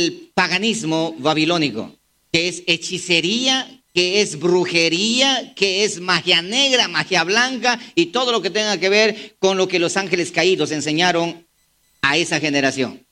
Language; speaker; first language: Spanish; native; Spanish